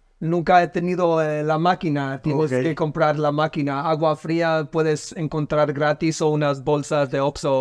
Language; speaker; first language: Spanish; non-native, learner; English